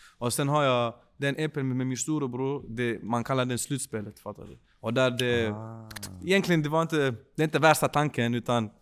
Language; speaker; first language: Swedish; early bilingual, other home language; Spanish